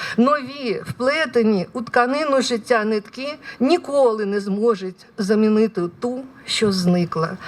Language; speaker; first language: Ukrainian; native; Ukrainian